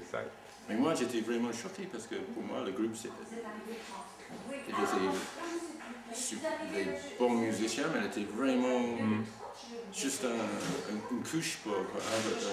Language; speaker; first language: French; non-native, fluent; English